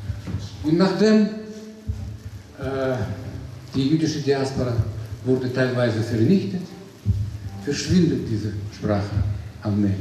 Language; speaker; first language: German; non-native, fluent; Russian